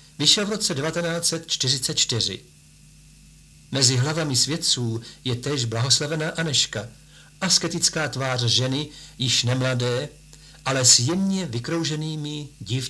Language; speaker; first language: Czech; native; Czech